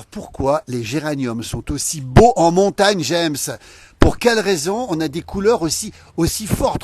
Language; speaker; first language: French; native; French